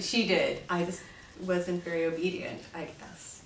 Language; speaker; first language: English; native; English